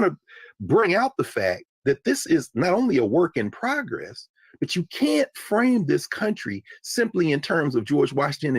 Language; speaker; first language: English; native; English